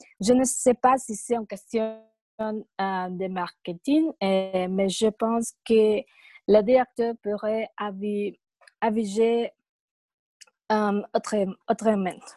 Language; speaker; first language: French; non-native, learner; Spanish